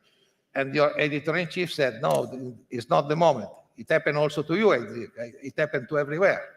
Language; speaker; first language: English; non-native, learner; Italian